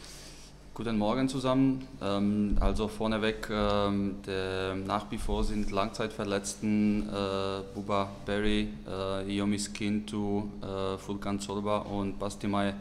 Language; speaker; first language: German; non-native, fluent; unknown